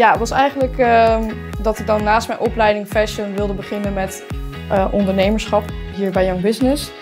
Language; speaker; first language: Dutch; native; Dutch